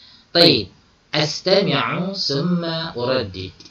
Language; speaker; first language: Arabic; non-native, fluent; Malay